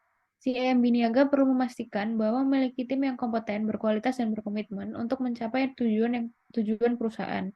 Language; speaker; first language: Indonesian; native; Indonesian